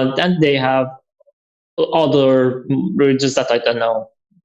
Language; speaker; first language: English; non-native, learner; Persian